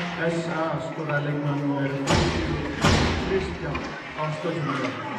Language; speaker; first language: Icelandic; native; Icelandic